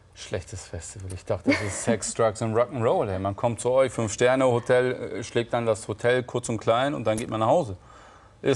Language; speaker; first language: German; native; German